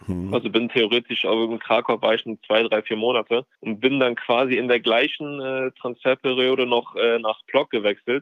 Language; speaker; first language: German; native; German